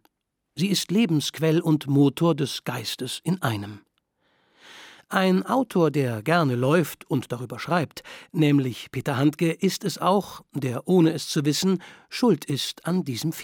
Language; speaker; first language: German; native; German